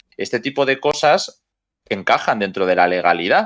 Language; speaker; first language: Spanish; native; Spanish